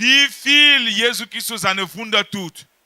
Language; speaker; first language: German; non-native, fluent; French